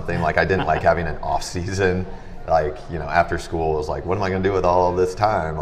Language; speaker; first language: English; native; English